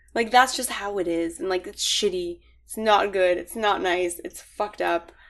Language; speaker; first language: English; early bilingual, other home language; Arabic